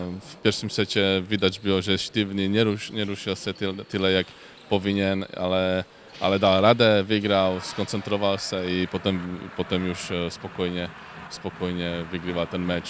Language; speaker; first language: Polish; non-native, fluent; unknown